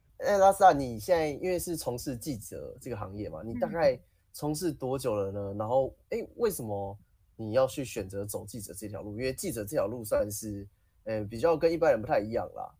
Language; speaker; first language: Chinese; native; Chinese